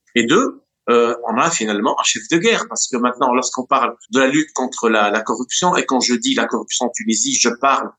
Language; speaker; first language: French; non-native, local second language; Arabic